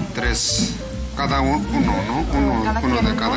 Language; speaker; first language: Spanish; non-native, learner; Korean